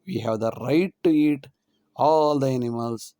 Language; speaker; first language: English; non-native, local second language; Kannada